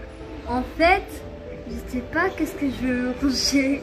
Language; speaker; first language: French; early bilingual, other home language; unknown